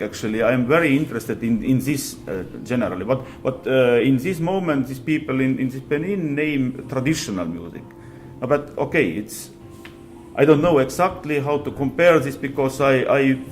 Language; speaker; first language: English; non-native, fluent; Estonian